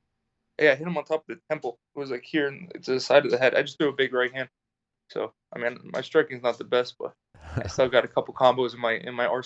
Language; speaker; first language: English; native; English